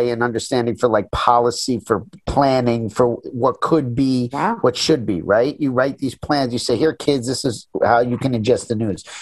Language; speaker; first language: English; native; English